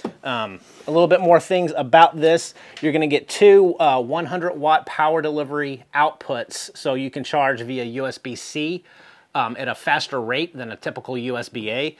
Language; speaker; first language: English; native; English